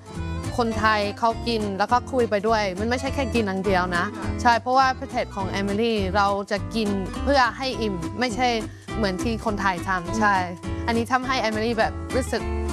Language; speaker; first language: Thai; non-native, fluent; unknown